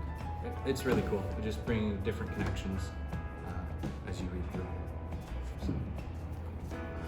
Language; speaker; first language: English; native; English